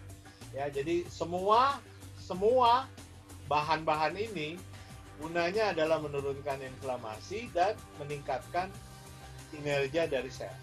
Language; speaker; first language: Indonesian; native; Indonesian